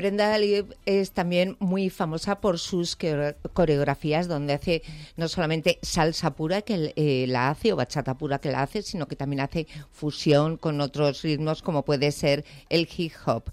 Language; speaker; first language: Spanish; native; Spanish